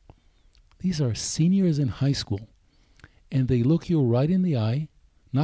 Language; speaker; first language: English; non-native, fluent; Hebrew